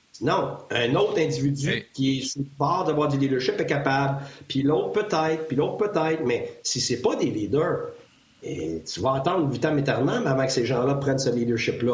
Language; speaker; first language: French; native; French